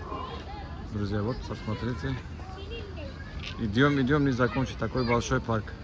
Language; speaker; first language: Russian; non-native, learner; Turkish